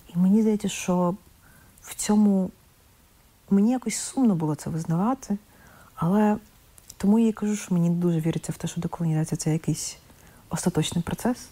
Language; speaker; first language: Ukrainian; non-native, local second language; Russian